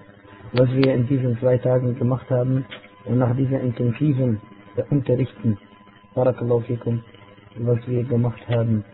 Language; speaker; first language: German; non-native, fluent; Arabic